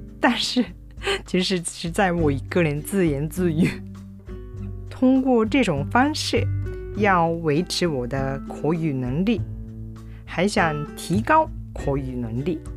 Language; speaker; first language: Chinese; non-native, fluent; Japanese